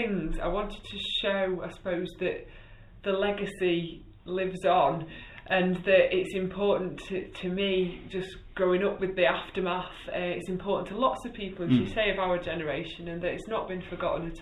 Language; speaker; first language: English; native; English